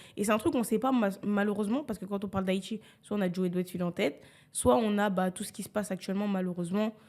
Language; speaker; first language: French; early bilingual, other home language; Haitian Creole